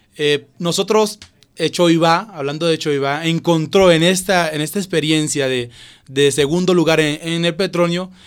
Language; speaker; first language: Spanish; native; Spanish